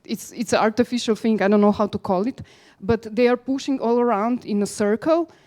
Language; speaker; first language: English; non-native, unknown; Slovenian